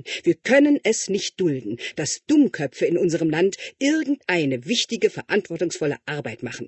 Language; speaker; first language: German; native; German